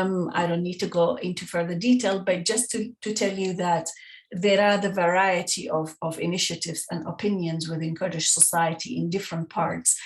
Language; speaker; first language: English; non-native, fluent; Kurdish